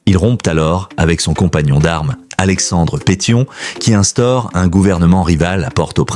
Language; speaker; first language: French; non-native, local second language; Haitian Creole